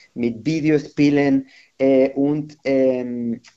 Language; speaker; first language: German; non-native, learner; Spanish